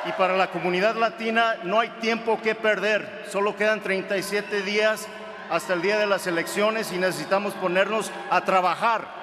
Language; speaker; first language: Spanish; early bilingual, heritage; Spanish